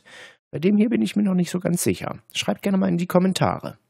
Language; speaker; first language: German; native; German